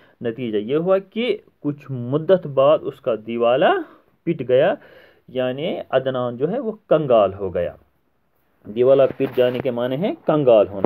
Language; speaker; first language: Urdu; non-native, local second language; Kashmiri